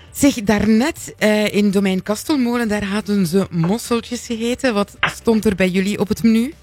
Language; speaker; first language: Dutch; native; Dutch